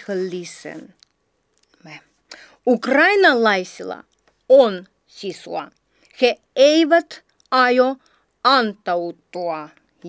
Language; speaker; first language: Finnish; non-native, learner; Ukrainian